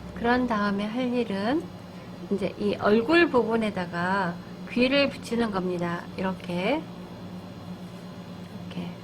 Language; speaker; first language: Korean; native; Korean